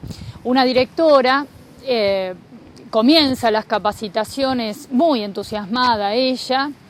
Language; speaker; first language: Spanish; native; Spanish